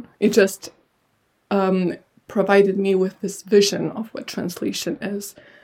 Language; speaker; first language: English; non-native, fluent; Lithuanian